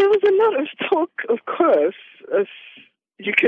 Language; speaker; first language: English; non-native, local second language; Yoruba